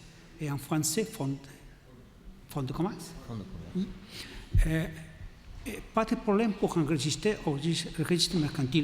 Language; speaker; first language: French; non-native, learner; Catalan